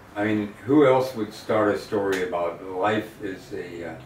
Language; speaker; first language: English; native; English